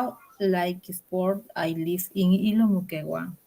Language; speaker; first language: English; non-native, learner; Spanish